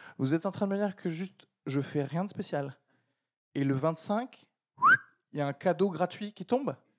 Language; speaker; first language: French; early bilingual, other home language; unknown